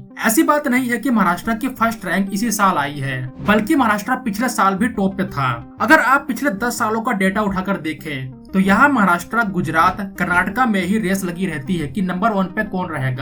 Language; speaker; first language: Hindi; native; Hindi